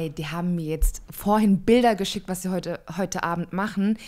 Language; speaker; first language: German; native; German